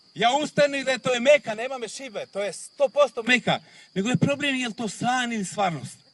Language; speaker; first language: Bosnian; non-native, local second language; Romany